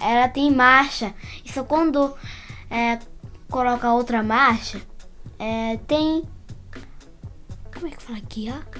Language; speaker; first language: Portuguese; early bilingual, heritage; Portuguese